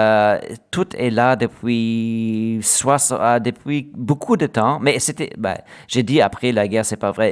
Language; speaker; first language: French; non-native, learner; German